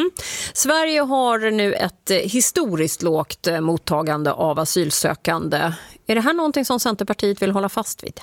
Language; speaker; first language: Swedish; native; Swedish